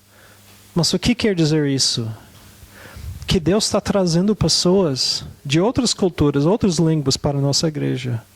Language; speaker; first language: Portuguese; non-native, fluent; English